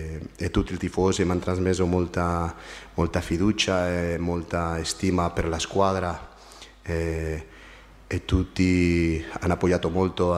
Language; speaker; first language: Italian; non-native, fluent; Spanish